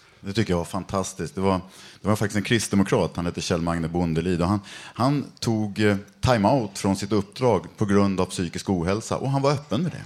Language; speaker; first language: Swedish; native; Swedish